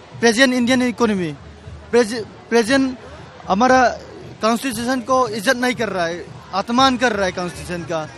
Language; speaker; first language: Hindi; non-native, local second language; Manipuri